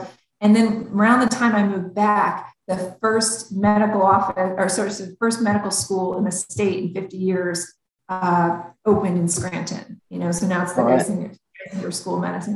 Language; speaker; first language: English; native; English